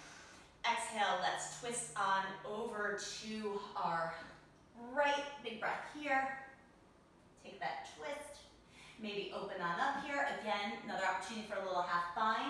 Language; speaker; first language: English; native; English